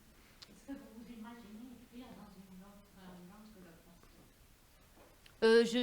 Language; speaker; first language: French; non-native, learner; Portuguese